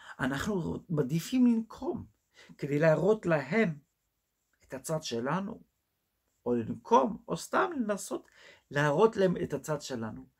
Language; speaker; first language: Hebrew; non-native, fluent; English